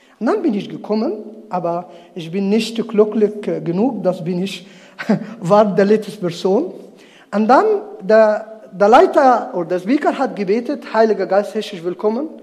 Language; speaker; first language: German; non-native, learner; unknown